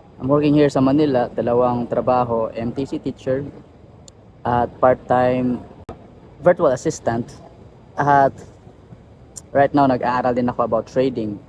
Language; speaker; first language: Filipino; non-native, local second language; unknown